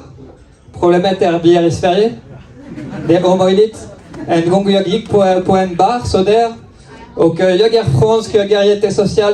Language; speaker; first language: Swedish; non-native, learner; French